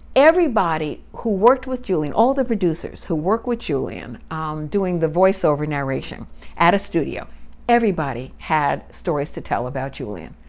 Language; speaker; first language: English; native; English